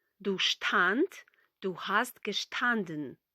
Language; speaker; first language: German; non-native, fluent; Ukrainian